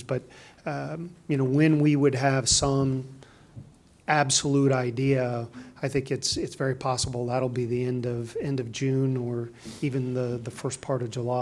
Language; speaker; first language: English; native; English